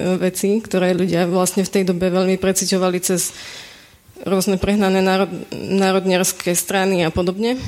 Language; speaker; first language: Slovak; native; Slovak